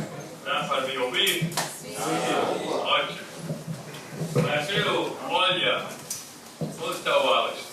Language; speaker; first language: Portuguese; non-native, fluent; English